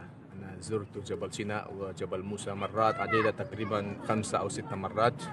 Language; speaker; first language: Arabic; non-native, fluent; Indonesian